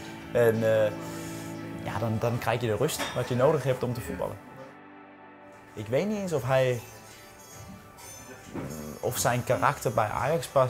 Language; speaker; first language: Dutch; non-native, fluent; Danish